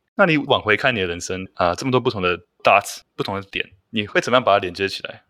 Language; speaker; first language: Chinese; native; Chinese